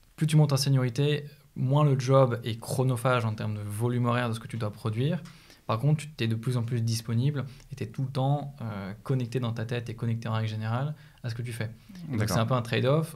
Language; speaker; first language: French; native; French